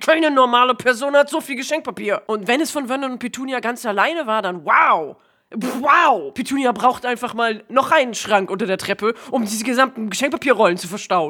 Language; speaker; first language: German; native; German